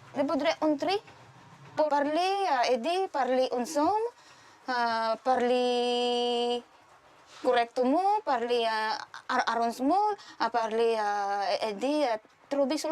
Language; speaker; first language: French; non-native, learner; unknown